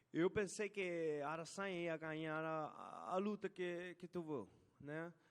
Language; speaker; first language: Portuguese; non-native, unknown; English